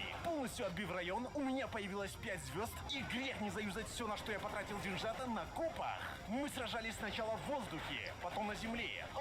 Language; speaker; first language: Russian; native; Russian